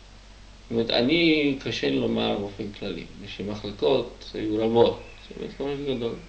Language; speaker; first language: Hebrew; non-native, fluent; Czech